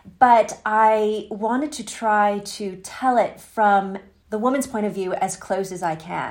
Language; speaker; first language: English; native; English